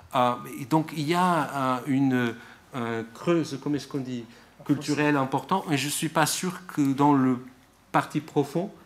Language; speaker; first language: French; non-native, fluent; Portuguese